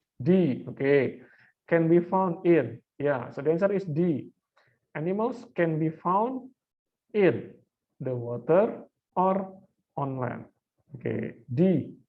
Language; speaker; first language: English; non-native, fluent; Indonesian